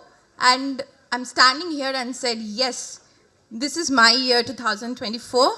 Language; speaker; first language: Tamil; non-native, fluent; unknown